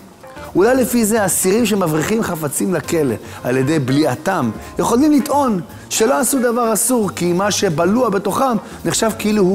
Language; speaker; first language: Hebrew; native; Hebrew